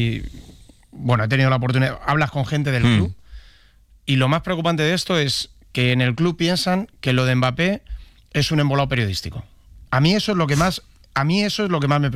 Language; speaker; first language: Spanish; native; Spanish